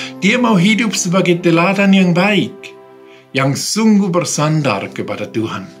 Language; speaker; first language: Indonesian; non-native, fluent; Swiss German